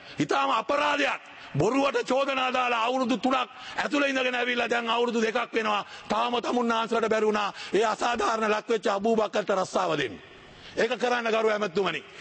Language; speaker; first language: Sinhala; non-native, local second language; Tamil